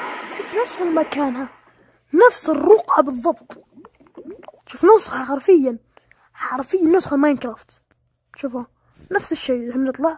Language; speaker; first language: Arabic; native; Arabic